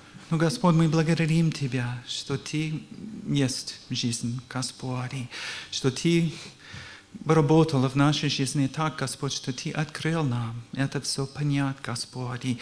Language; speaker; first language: Russian; non-native, learner; English